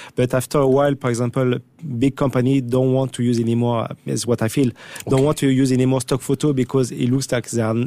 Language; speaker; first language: English; non-native, fluent; French